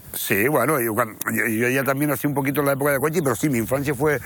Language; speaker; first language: Spanish; native; Spanish